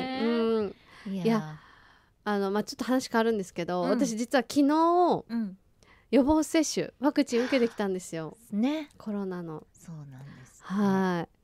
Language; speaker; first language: Japanese; native; Japanese